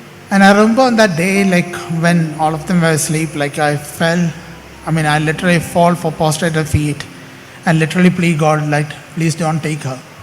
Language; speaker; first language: English; non-native, local second language; Malayalam